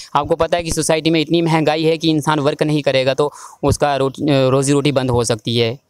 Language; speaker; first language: Hindi; native; Hindi